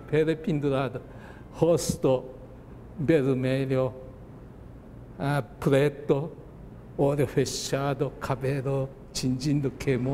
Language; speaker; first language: Portuguese; non-native, learner; Japanese